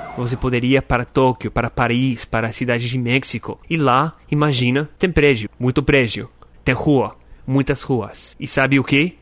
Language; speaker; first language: Portuguese; non-native, fluent; English